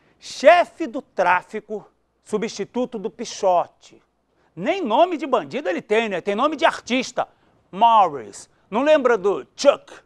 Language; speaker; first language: Portuguese; native; Portuguese